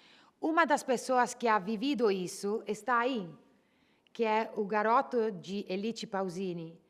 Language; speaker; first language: Portuguese; non-native, learner; Italian